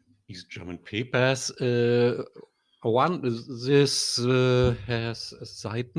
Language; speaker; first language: English; non-native, learner; German